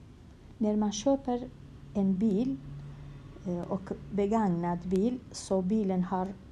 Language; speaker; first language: Swedish; non-native, fluent; Kurdish